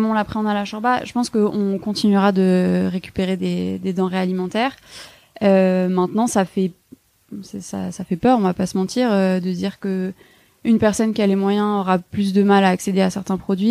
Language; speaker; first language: French; native; French